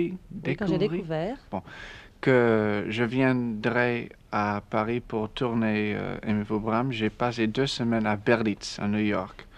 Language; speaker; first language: French; non-native, learner; English